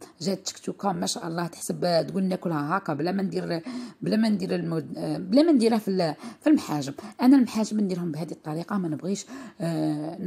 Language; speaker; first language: Arabic; native; Arabic